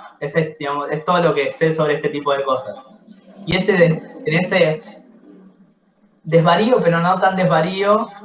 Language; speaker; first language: Spanish; native; Spanish